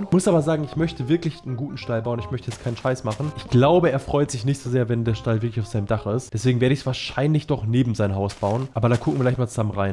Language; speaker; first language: German; native; German